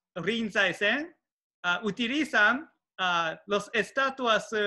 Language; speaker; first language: Spanish; non-native, learner; Japanese